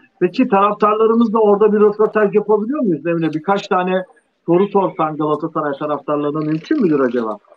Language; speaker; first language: Turkish; native; Turkish